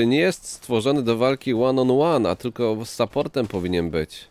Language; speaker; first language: Polish; native; Polish